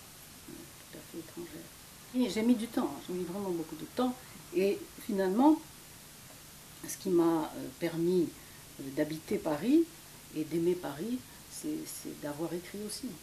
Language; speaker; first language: French; non-native, fluent; Korean